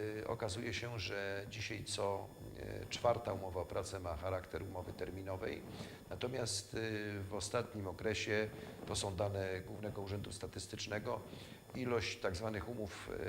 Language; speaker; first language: Polish; native; Polish